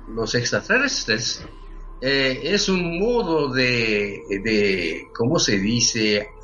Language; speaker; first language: Spanish; non-native, fluent; Japanese